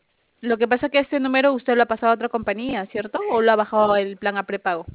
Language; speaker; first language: Spanish; native; Spanish